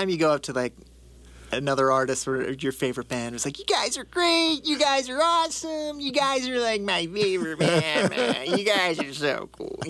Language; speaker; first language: English; native; English